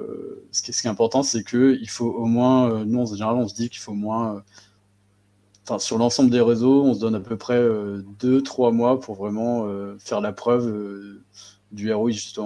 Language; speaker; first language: French; native; French